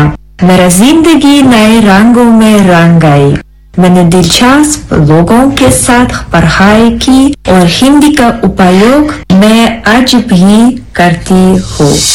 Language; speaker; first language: Hindi; non-native, fluent; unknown